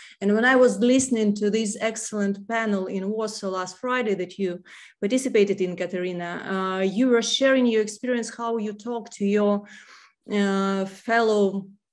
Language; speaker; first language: English; non-native, fluent; Ukrainian